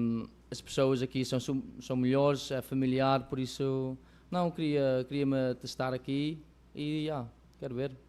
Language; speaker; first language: Portuguese; early bilingual, heritage; Portuguese